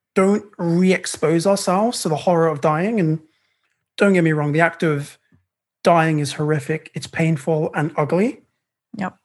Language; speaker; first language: English; native; English